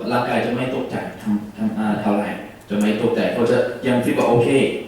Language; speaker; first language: Thai; non-native, learner; English